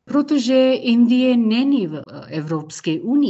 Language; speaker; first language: Czech; non-native, learner; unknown